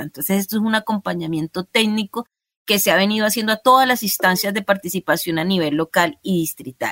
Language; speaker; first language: Spanish; native; Spanish